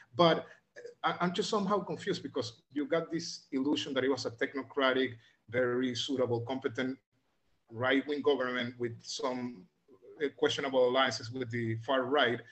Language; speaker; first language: English; non-native, fluent; Spanish